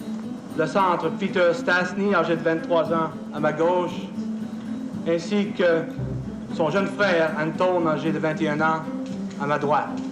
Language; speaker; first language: French; native; French